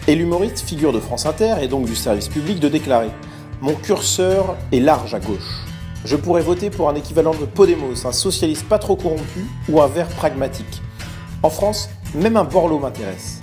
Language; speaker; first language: French; native; French